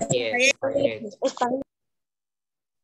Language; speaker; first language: English; non-native, learner; Spanish